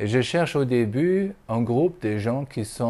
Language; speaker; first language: French; non-native, fluent; German